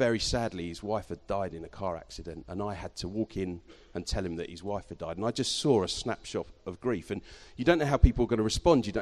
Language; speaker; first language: English; native; English